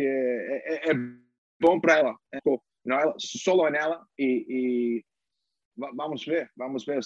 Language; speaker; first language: Portuguese; non-native, learner; English